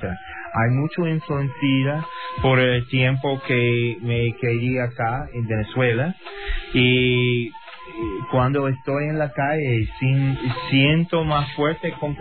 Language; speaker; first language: Spanish; non-native, learner; English